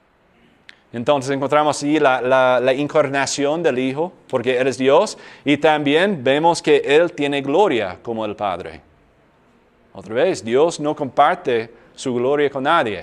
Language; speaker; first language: Spanish; non-native, fluent; English